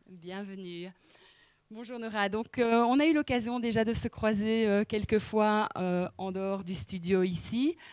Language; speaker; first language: French; native; French